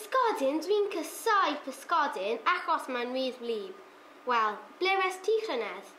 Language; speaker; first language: Welsh; non-native, learner; English